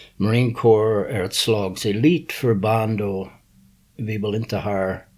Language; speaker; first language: Swedish; early bilingual, other home language; English